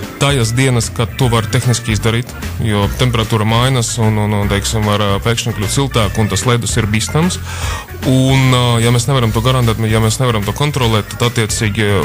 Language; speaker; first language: Latvian; non-native, local second language; Russian